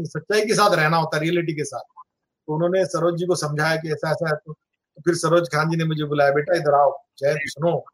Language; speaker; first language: Hindi; non-native, local second language; Marathi